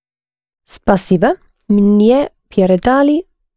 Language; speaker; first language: Russian; non-native, learner; English